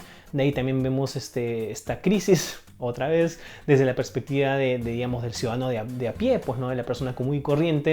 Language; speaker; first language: Spanish; native; Spanish